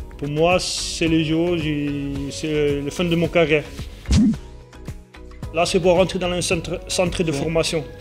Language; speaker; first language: French; non-native, learner; Afrikaans